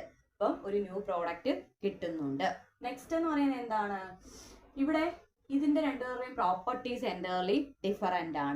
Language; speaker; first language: Malayalam; native; Malayalam